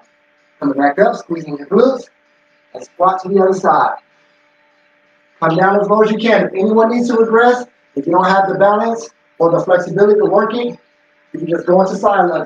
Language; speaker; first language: English; native; English